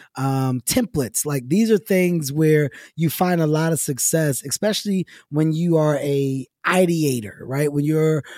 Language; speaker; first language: English; native; English